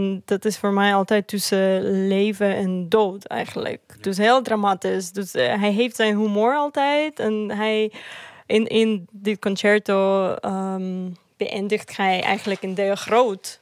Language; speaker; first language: Dutch; non-native, fluent; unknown